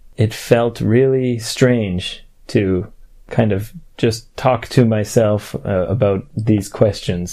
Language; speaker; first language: English; native; English